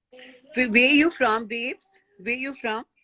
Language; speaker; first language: English; non-native, learner; Hindi